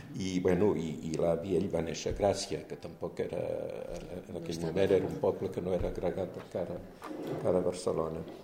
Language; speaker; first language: Catalan; early bilingual, heritage; Catalan